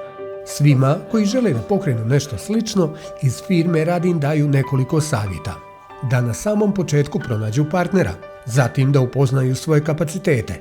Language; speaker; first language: Bosnian; native; Bosnian